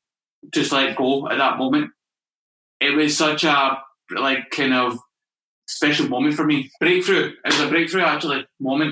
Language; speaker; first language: English; native; English